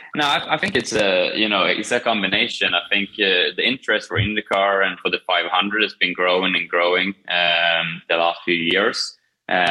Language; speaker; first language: English; non-native, fluent; Swedish